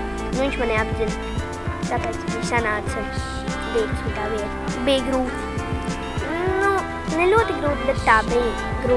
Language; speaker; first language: Latvian; non-native, local second language; Russian